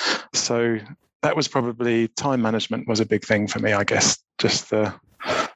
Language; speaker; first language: English; native; English